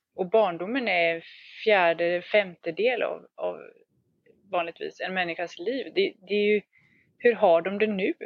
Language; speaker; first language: Swedish; native; Swedish